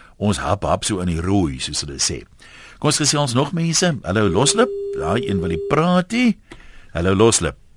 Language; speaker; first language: Afrikaans; native; Afrikaans